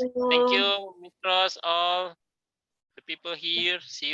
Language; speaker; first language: English; non-native, learner; Indonesian